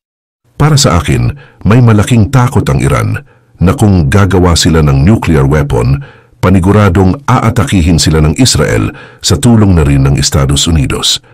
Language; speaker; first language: Filipino; native; Filipino